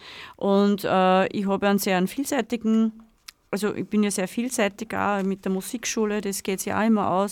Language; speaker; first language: German; native; German